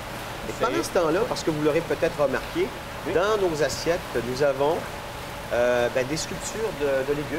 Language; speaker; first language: French; native; French